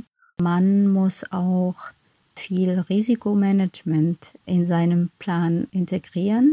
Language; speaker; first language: German; non-native, fluent; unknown